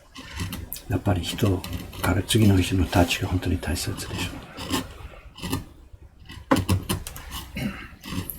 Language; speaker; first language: Japanese; non-native, fluent; English